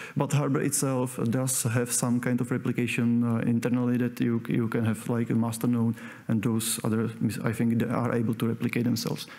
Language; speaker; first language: English; non-native, fluent; Czech